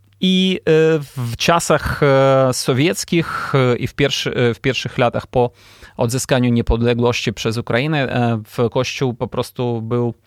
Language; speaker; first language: Polish; non-native, fluent; Ukrainian